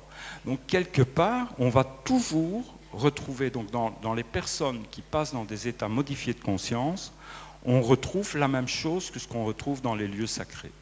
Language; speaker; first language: French; native; French